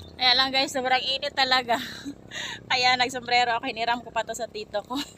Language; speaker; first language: Filipino; non-native, local second language; Waray